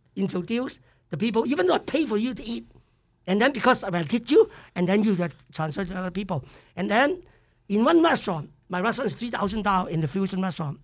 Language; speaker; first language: English; non-native, local second language; Cantonese